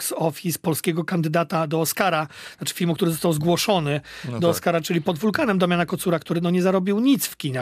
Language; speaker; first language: Polish; native; Polish